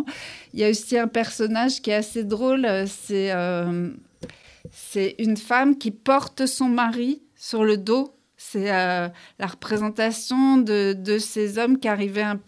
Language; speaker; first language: French; native; French